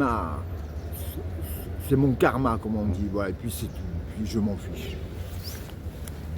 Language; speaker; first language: French; native; French